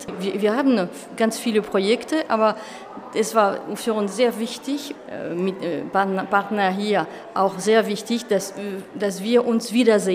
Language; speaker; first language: German; non-native, fluent; French